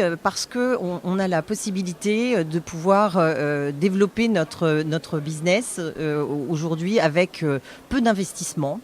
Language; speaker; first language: French; native; French